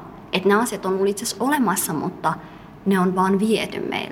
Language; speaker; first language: Finnish; early bilingual, other home language; Somali